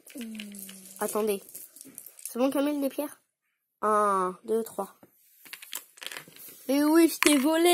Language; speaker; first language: French; native; French